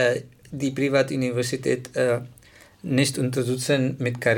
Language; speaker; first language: German; non-native, learner; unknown